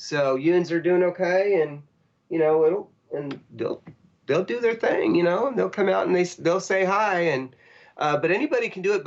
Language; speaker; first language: English; native; English